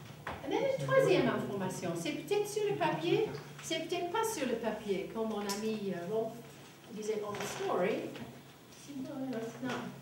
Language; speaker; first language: French; non-native, fluent; English